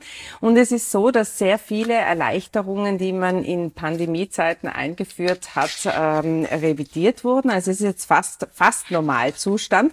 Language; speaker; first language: German; native; German